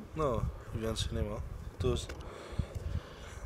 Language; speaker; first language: Polish; non-native, learner; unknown